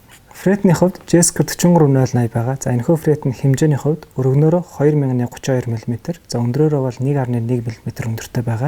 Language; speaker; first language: Mongolian; native; Mongolian